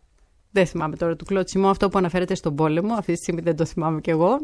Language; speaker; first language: Greek; native; Greek